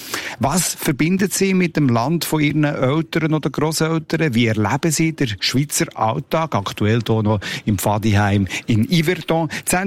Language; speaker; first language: German; native; German